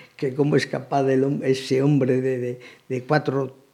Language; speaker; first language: Spanish; native; Spanish